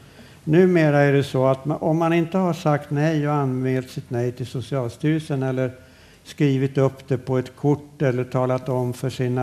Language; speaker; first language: Swedish; native; Swedish